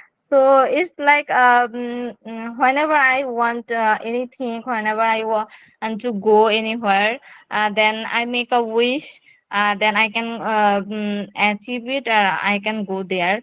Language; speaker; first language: English; non-native, learner; Bangla